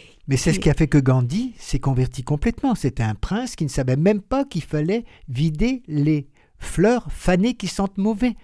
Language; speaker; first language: French; native; French